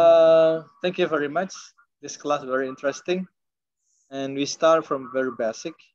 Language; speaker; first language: English; non-native, learner; Indonesian